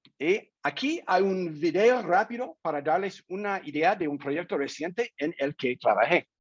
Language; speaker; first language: Spanish; non-native, fluent; English